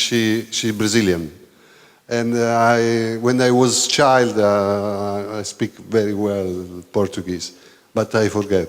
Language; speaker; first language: English; non-native, learner; Italian